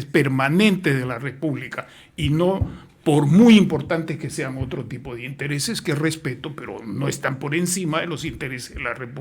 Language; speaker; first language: Spanish; native; Spanish